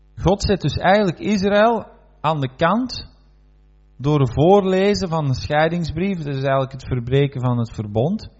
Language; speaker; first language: Dutch; native; Dutch